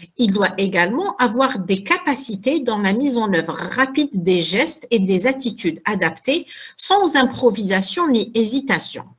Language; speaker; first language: French; non-native, local second language; Arabic